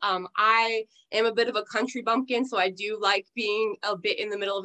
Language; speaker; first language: English; native; English